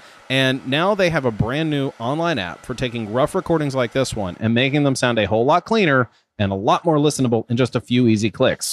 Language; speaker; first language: English; native; English